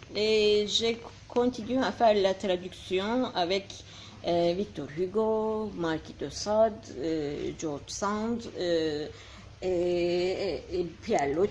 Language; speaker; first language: French; non-native, fluent; Turkish